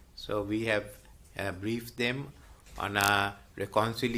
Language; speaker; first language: English; non-native, local second language; Sinhala